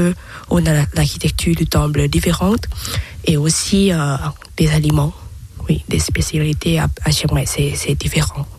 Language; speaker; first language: French; non-native, learner; Thai